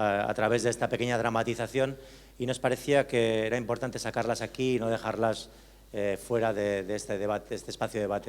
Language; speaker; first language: Spanish; native; Spanish